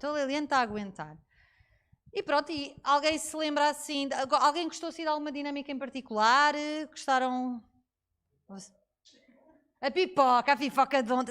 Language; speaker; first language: Portuguese; native; Portuguese